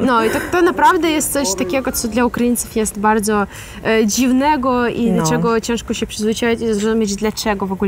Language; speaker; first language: Polish; non-native, fluent; Ukrainian